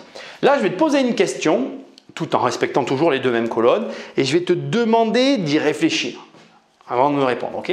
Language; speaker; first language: French; native; French